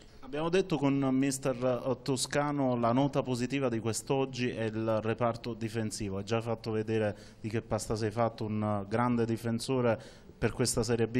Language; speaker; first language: Italian; native; Italian